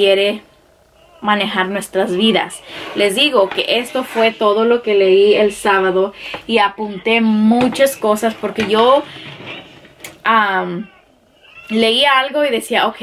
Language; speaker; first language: Spanish; early bilingual, heritage; Spanish